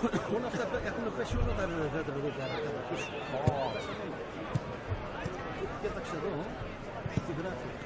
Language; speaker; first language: Greek; early bilingual, heritage; Greek